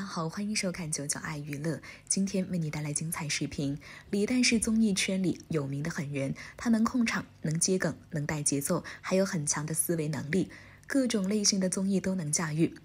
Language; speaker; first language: Chinese; native; Chinese